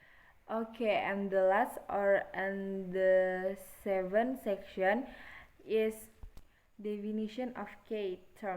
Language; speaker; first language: English; non-native, learner; Indonesian